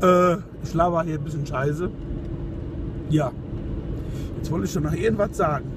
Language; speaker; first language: German; native; German